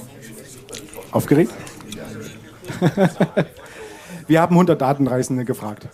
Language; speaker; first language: German; native; German